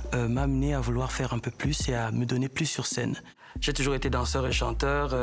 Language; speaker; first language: French; non-native, local second language; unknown